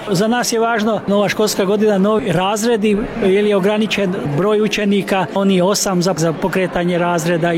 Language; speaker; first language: Croatian; early bilingual, heritage; Croatian